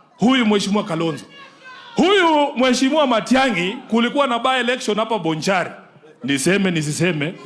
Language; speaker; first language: Swahili; non-native, local second language; Luyia